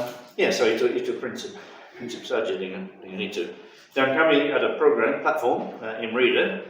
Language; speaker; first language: Indonesian; non-native, fluent; English